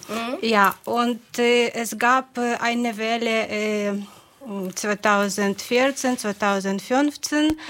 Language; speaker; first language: German; non-native, fluent; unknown